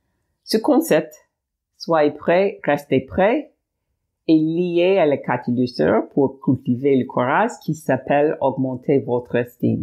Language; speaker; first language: French; non-native, learner; English